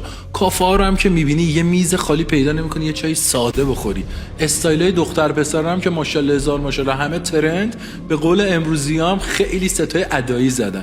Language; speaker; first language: Persian; native; Persian